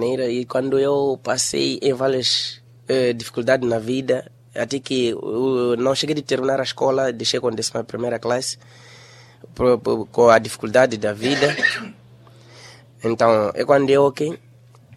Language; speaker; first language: Portuguese; non-native, local second language; Shona